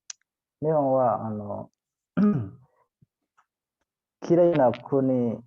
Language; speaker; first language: Japanese; non-native, learner; Indonesian